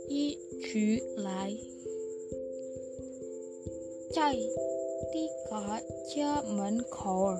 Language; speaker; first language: Chinese; non-native, learner; Vietnamese